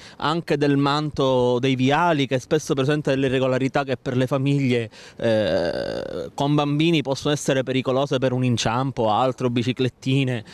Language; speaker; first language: Italian; native; Italian